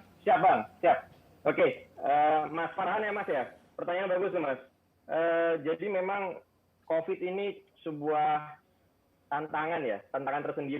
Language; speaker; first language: Indonesian; native; Indonesian